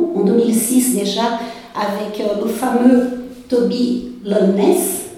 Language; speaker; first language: French; non-native, fluent; Portuguese